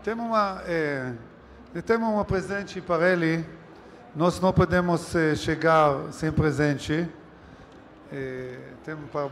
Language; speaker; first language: Portuguese; non-native, learner; Hebrew